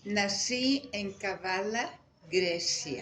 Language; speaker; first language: Spanish; native; Spanish